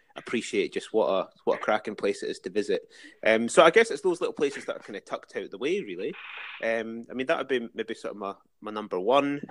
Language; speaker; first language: English; native; English